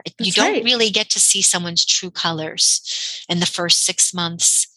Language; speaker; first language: English; native; English